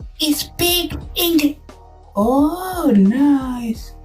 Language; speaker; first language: English; non-native, learner; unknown